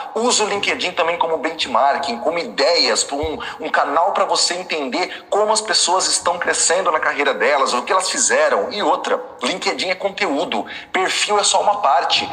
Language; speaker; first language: Portuguese; native; Portuguese